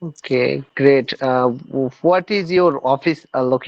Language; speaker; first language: English; non-native, learner; Bangla